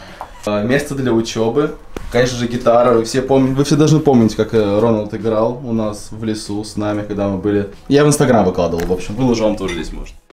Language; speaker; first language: Russian; native; Russian